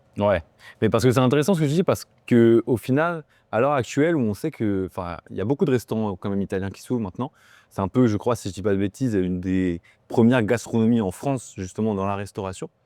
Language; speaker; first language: French; native; French